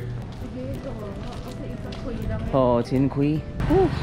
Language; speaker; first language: English; native; English